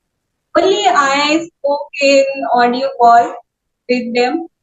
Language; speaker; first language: English; non-native, learner; Hindi